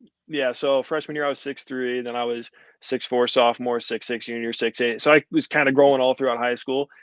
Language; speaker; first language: English; native; English